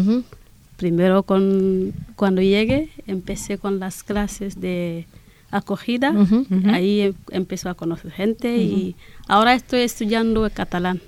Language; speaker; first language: Spanish; non-native, learner; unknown